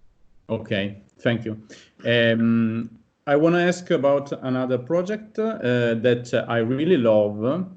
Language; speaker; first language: English; non-native, fluent; Italian